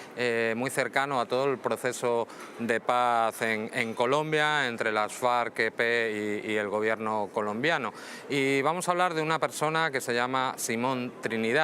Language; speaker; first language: Spanish; native; Spanish